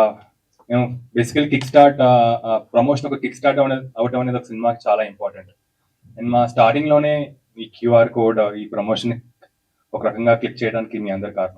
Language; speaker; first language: Telugu; native; Telugu